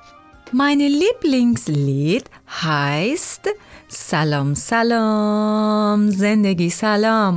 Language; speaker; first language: German; non-native, learner; Persian